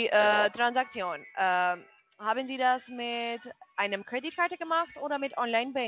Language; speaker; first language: German; non-native, fluent; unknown